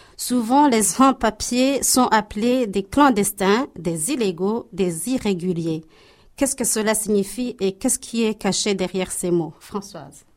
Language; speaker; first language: French; native; French